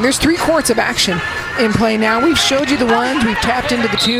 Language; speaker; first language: English; native; English